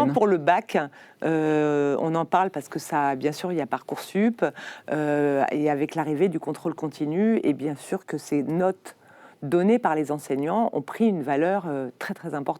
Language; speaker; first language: French; native; French